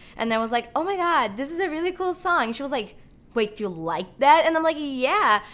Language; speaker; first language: English; non-native, fluent; Portuguese